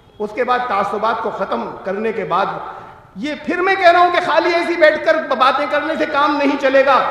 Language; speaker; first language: Urdu; native; Urdu